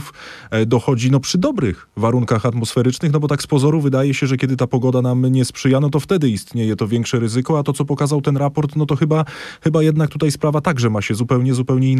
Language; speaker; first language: Polish; native; Polish